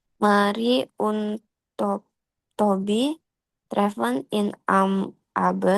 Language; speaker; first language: German; non-native, learner; Indonesian